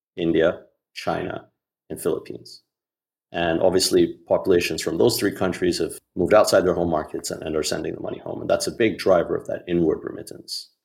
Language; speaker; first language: English; non-native, local second language; Hindi